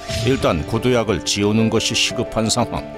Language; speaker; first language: Korean; native; Korean